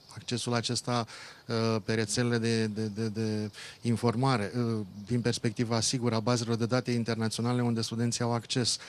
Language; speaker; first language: Romanian; native; Romanian